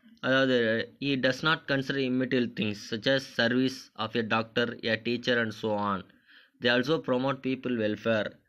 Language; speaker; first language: English; non-native, local second language; Tamil